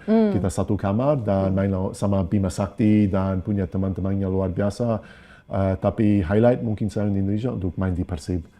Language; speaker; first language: Indonesian; non-native, fluent; English